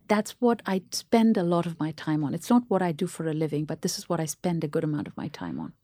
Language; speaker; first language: English; non-native, local second language; Tamil